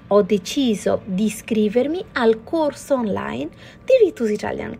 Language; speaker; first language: Italian; non-native, fluent; Bangla